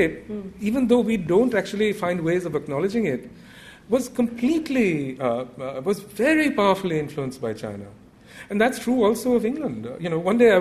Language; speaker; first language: English; non-native, local second language; Bangla